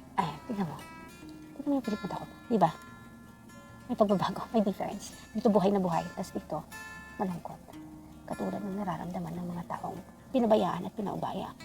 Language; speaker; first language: Filipino; non-native, local second language; Iloko